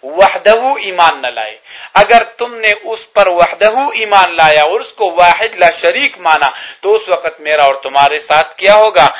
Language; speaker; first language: Urdu; non-native, local second language; Pashto